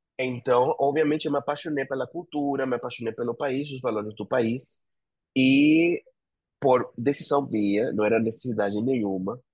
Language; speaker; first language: Portuguese; non-native, fluent; Spanish